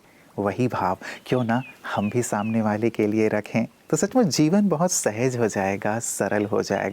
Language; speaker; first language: Hindi; native; Hindi